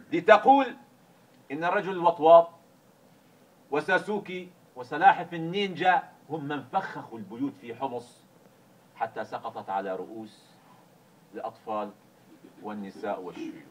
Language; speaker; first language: Arabic; native; Arabic